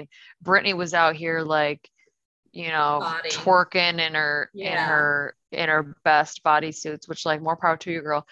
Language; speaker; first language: English; native; English